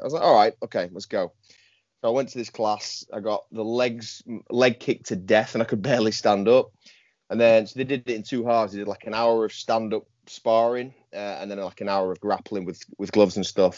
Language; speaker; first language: English; native; English